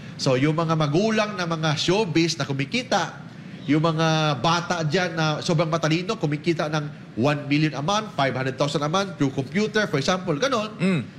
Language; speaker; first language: Filipino; native; Filipino